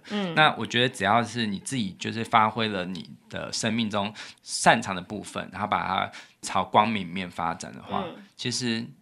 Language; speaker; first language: Chinese; native; Chinese